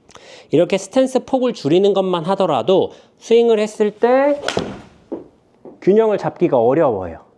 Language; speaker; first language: Korean; native; Korean